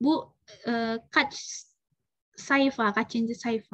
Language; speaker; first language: Turkish; non-native, learner; Indonesian